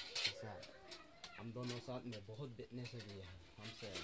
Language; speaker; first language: Hindi; non-native, local second language; Adi